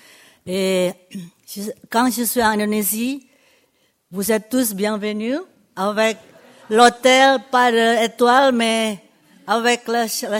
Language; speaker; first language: French; non-native, fluent; Indonesian